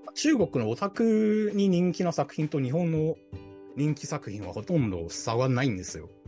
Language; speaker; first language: Japanese; non-native, fluent; Chinese